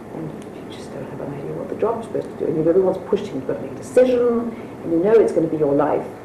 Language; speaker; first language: English; native; English